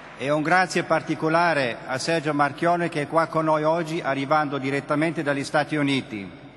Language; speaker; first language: Italian; non-native, fluent; German